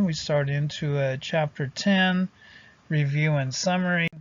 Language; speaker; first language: English; native; English